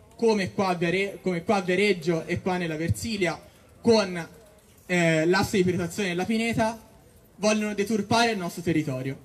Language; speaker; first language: Italian; native; Italian